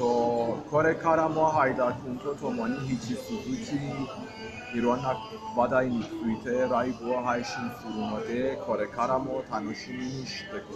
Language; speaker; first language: Japanese; non-native, fluent; Persian